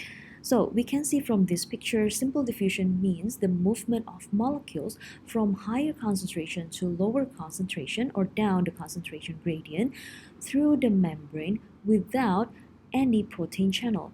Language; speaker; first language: English; non-native, fluent; Indonesian